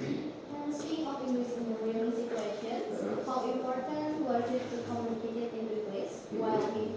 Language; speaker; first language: English; non-native, learner; Indonesian